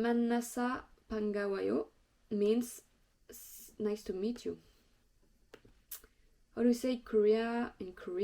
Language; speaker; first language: English; non-native, learner; French